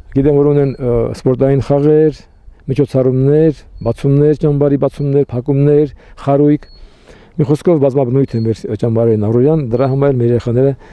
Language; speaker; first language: Armenian; native; Armenian